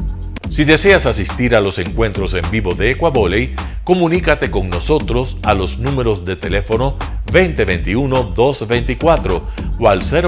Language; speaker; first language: Spanish; native; Spanish